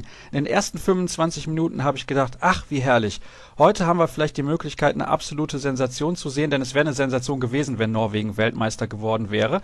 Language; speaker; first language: German; native; German